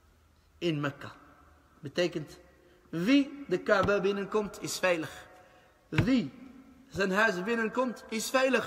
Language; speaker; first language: Dutch; early bilingual, other home language; Arabic